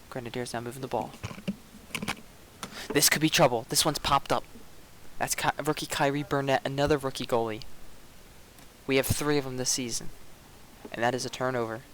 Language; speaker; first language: English; native; English